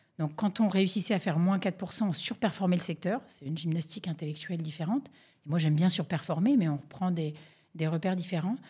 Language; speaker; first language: French; native; French